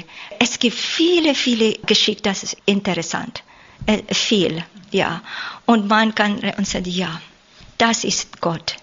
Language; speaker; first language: German; non-native, learner; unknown